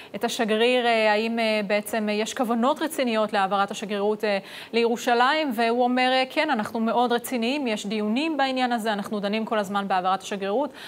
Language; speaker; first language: Hebrew; native; Hebrew